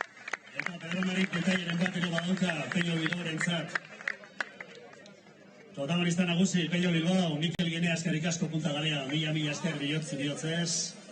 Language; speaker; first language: Basque; native; Basque